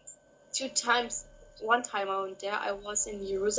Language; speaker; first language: English; non-native, learner; Kurdish